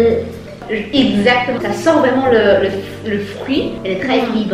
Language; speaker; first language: French; non-native, fluent; Chinese